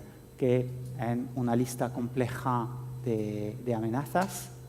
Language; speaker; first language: Spanish; non-native, fluent; French